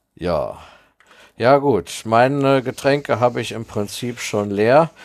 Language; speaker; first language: German; early bilingual, heritage; Spanish